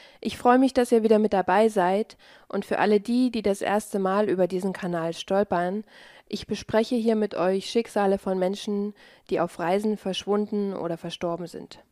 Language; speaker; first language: German; native; German